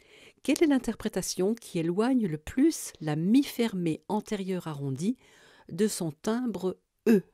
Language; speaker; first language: French; native; French